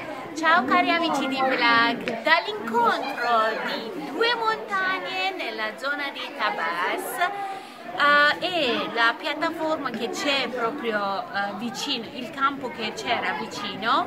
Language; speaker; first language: Italian; non-native, fluent; Persian